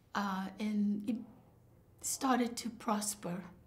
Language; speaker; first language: English; non-native, local second language; Japanese